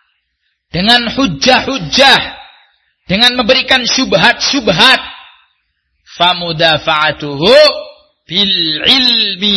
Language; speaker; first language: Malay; non-native, local second language; Javanese